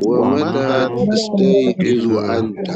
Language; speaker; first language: Arabic; non-native, learner; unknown